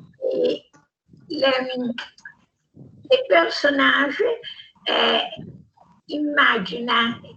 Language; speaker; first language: French; non-native, learner; Italian